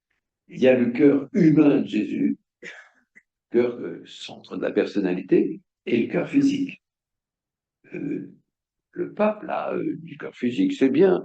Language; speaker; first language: French; native; French